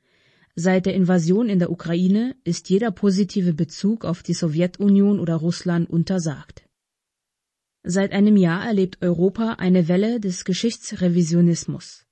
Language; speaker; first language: German; native; German